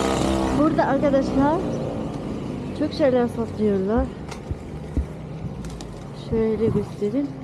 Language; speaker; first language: Turkish; non-native, learner; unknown